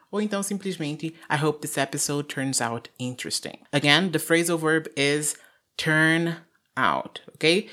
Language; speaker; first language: English; non-native, fluent; Portuguese